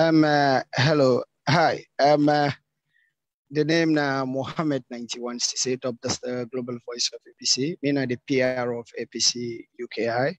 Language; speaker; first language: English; non-native, local second language; Krio